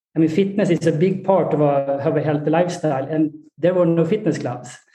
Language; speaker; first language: English; non-native, fluent; Swedish